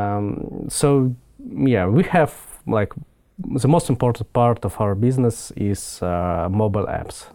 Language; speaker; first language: English; non-native, fluent; Ukrainian